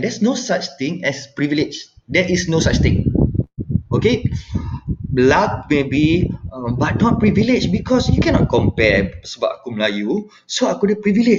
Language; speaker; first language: English; non-native, local second language; Malay